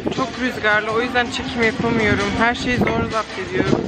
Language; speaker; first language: Turkish; early bilingual, other home language; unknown